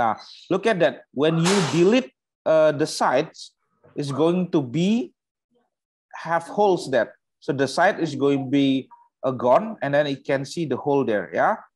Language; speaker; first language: English; non-native, learner; Indonesian